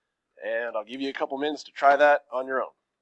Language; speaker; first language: English; native; English